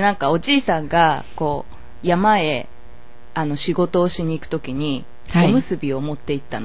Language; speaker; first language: Japanese; native; Japanese